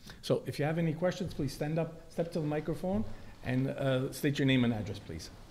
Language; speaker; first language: English; native; English